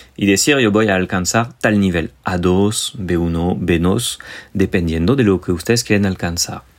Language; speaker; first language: Spanish; non-native, fluent; French